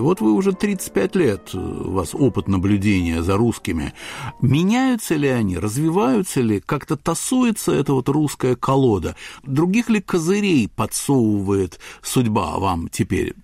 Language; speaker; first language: Russian; native; Russian